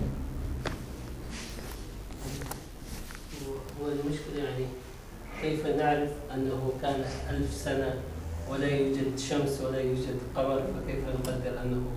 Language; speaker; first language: Arabic; non-native, fluent; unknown